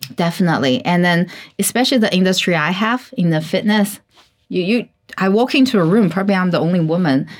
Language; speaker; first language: English; non-native, fluent; Chinese